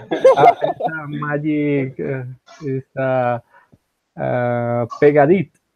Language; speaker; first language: English; non-native, learner; Spanish